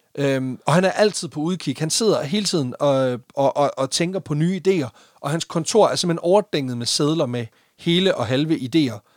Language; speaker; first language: Danish; native; Danish